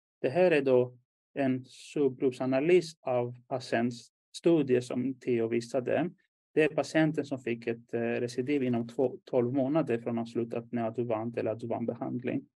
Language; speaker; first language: Swedish; non-native, fluent; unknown